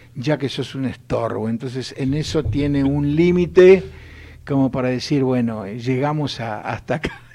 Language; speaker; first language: Spanish; native; Spanish